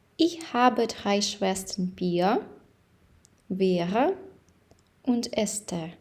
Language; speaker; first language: German; non-native, fluent; Ukrainian